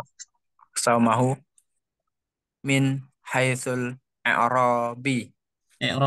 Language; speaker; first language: Arabic; non-native, learner; Indonesian